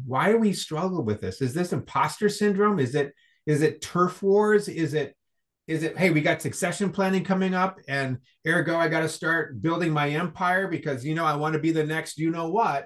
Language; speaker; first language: English; native; English